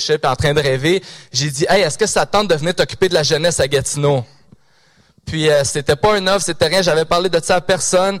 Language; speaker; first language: French; native; French